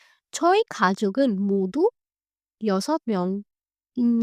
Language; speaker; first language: Korean; non-native, fluent; Hindi